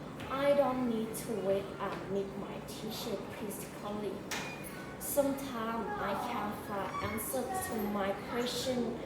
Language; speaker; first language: English; non-native, learner; Thai